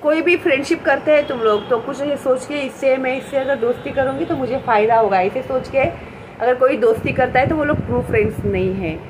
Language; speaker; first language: Hindi; non-native, local second language; Marathi